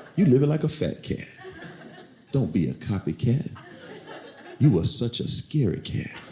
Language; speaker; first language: English; native; English